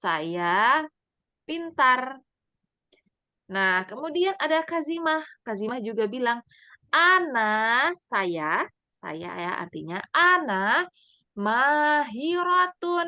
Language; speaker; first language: Indonesian; native; Indonesian